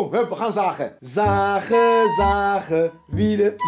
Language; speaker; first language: Dutch; early bilingual, other home language; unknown